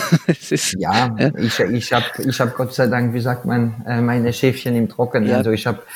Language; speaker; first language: German; non-native, fluent; French